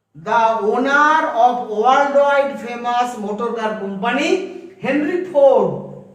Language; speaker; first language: English; non-native, local second language; Bangla